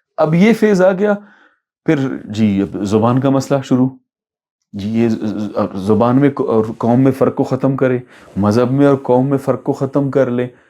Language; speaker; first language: Urdu; non-native, local second language; Baluchi